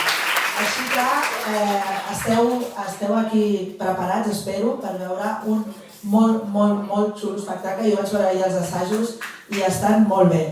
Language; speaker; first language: Catalan; native; Catalan